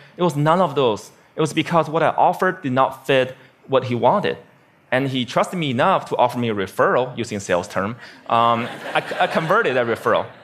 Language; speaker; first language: English; non-native, fluent; Chinese